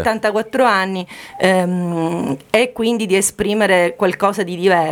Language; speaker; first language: Italian; native; Italian